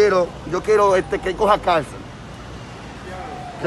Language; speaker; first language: Spanish; native; Spanish